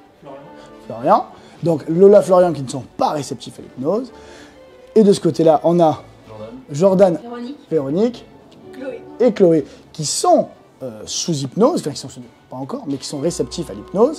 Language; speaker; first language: French; native; French